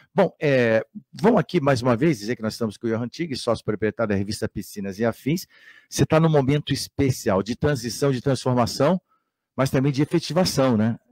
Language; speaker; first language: Portuguese; native; Portuguese